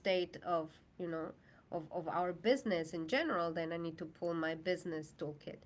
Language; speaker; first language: English; non-native, fluent; Spanish